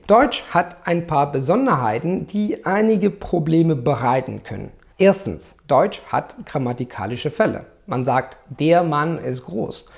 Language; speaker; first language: German; non-native, fluent; Italian